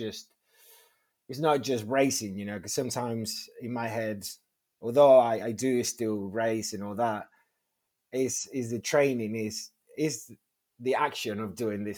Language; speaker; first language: English; non-native, fluent; Spanish